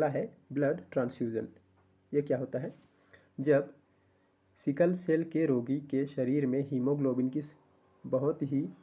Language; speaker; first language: Hindi; native; Hindi